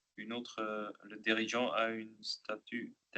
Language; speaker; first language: French; non-native, local second language; Dutch